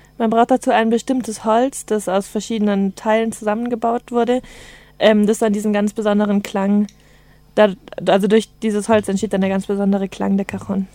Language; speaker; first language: German; native; German